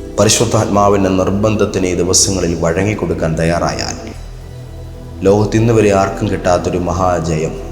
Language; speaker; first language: Malayalam; native; Malayalam